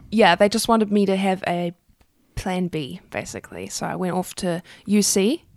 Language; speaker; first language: English; native; English